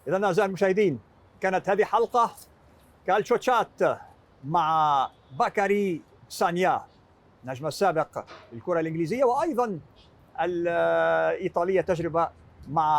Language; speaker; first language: Arabic; native; Arabic